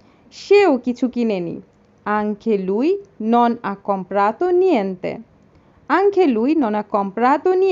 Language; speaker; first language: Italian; non-native, fluent; Bangla